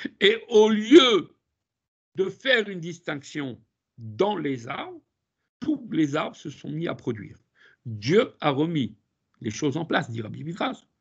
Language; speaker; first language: French; native; French